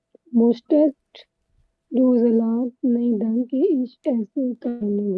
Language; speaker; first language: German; non-native, learner; Urdu